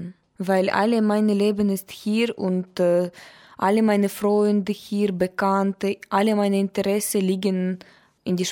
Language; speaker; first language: German; non-native, learner; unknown